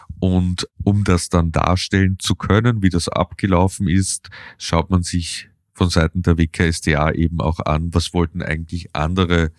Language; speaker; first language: German; native; German